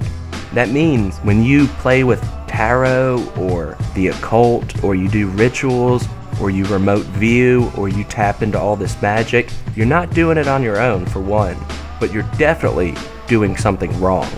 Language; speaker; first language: English; native; English